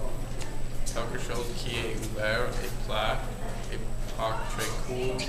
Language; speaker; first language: French; non-native, learner; English